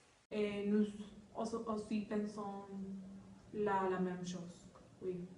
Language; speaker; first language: French; non-native, learner; Spanish